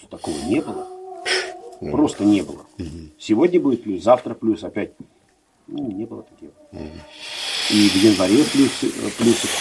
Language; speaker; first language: Russian; native; Russian